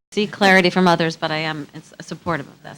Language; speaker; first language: English; native; English